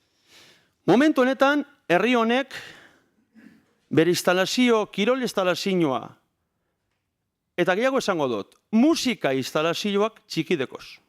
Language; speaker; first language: Basque; native; Basque